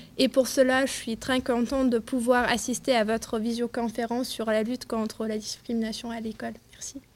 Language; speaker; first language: French; non-native, fluent; German